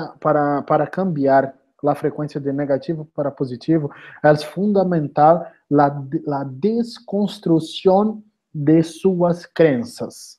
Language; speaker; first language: Spanish; non-native, learner; Portuguese